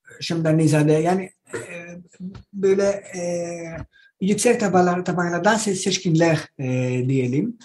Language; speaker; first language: Turkish; non-native, learner; Greek